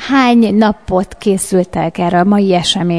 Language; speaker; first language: Hungarian; native; Hungarian